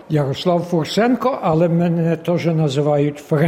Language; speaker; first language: Ukrainian; early bilingual, heritage; Ukrainian